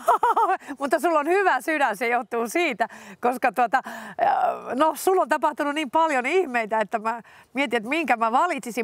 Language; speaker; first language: Finnish; native; Finnish